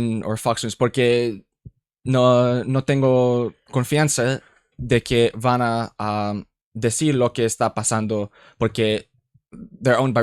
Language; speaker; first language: Spanish; non-native, learner; English